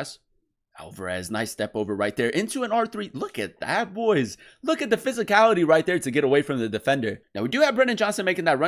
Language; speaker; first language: English; native; English